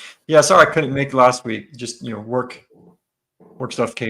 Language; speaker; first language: English; native; English